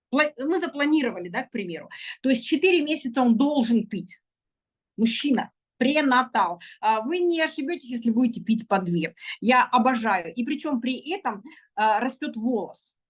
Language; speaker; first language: Russian; native; Russian